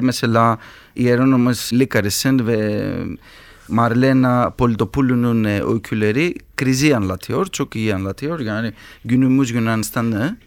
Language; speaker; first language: Turkish; non-native, learner; Greek